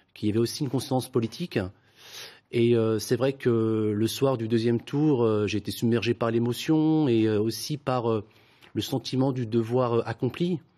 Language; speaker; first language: French; native; French